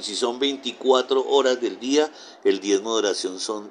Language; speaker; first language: Spanish; native; Spanish